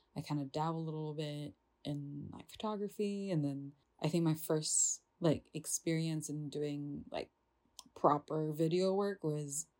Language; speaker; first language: English; non-native, fluent; Indonesian